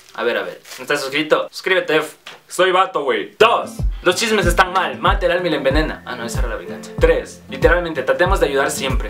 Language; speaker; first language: Spanish; native; Spanish